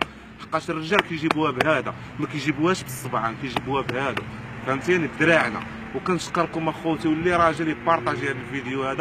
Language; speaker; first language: Arabic; native; Arabic